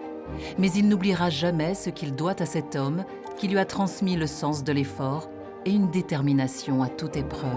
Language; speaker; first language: French; native; French